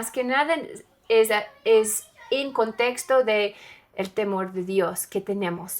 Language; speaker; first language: Spanish; non-native, learner; English